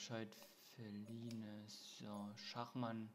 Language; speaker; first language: German; native; German